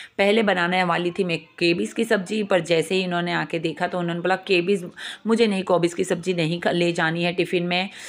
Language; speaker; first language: Hindi; non-native, local second language; Gujarati